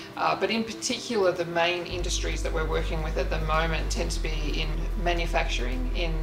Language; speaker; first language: English; native; English